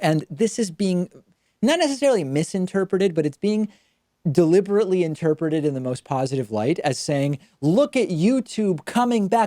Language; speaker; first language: English; native; English